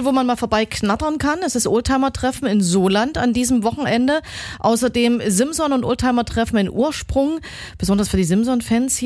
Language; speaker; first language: German; native; German